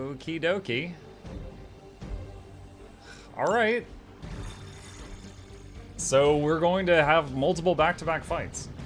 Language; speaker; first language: English; native; English